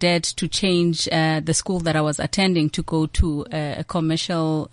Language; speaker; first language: English; non-native, local second language; Xhosa